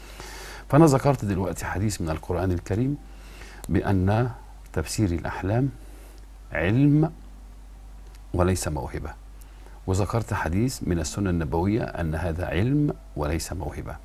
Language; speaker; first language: Arabic; native; Arabic